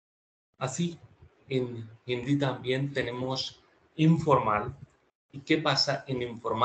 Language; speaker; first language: Spanish; non-native, fluent; Hindi